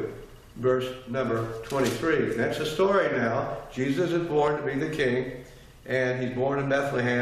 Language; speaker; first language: English; native; English